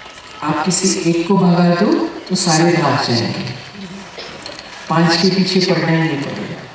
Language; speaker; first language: Hindi; native; Hindi